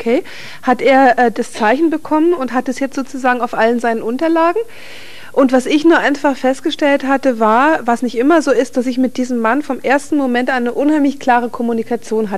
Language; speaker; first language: German; native; German